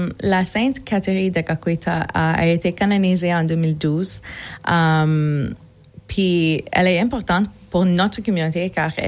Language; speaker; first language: French; native; French